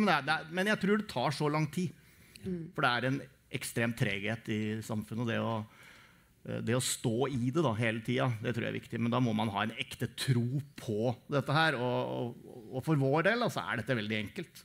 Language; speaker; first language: Norwegian; native; Norwegian